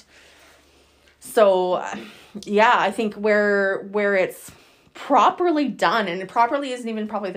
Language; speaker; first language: English; native; English